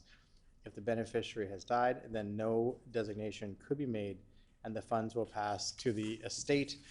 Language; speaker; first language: English; native; English